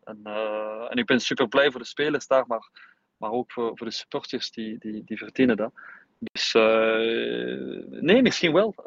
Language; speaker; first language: Dutch; non-native, fluent; English